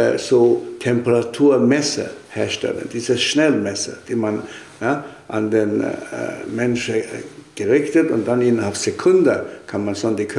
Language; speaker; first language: German; non-native, fluent; Chinese